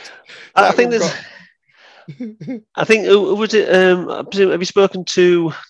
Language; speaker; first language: English; native; English